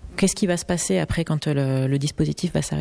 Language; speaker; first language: French; native; French